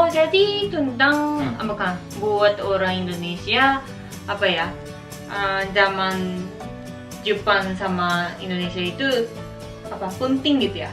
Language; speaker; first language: Indonesian; non-native, fluent; Japanese